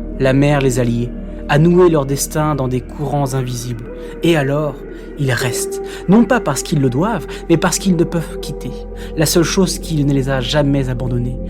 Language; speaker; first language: French; native; French